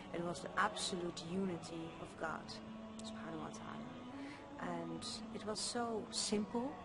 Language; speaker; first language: English; non-native, fluent; Dutch